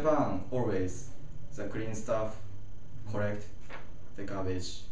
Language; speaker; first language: English; non-native, learner; Japanese